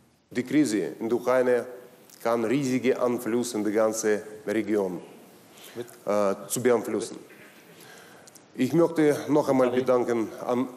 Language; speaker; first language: German; non-native, learner; Russian